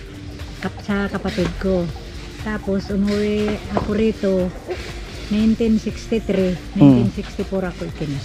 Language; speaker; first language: Filipino; native; Filipino